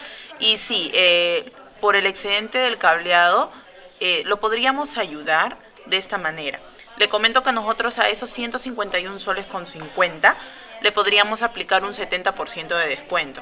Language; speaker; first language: Spanish; native; Spanish